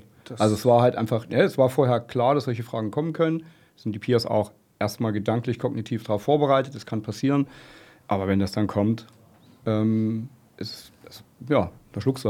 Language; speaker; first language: German; native; German